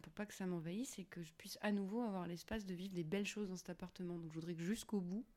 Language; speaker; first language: French; native; French